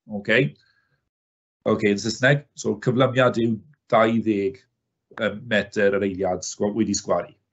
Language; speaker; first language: Welsh; native; Welsh